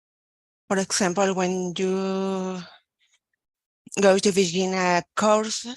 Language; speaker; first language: English; non-native, learner; Spanish